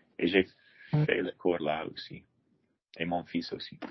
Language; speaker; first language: French; non-native, learner; English